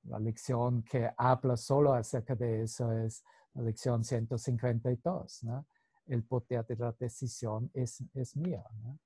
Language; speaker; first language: Spanish; non-native, fluent; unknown